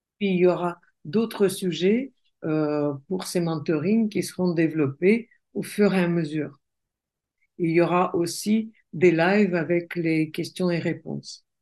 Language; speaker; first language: French; non-native, fluent; Russian